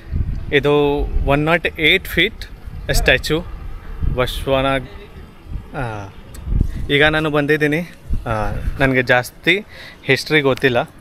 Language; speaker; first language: Kannada; non-native, learner; Hindi